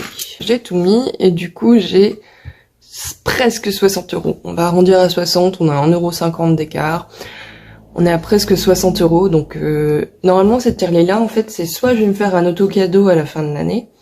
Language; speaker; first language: French; native; French